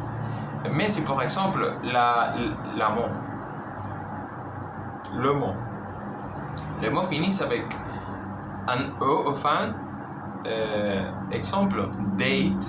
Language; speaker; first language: French; non-native, learner; Spanish